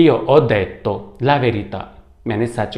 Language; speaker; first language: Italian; non-native, fluent; Urdu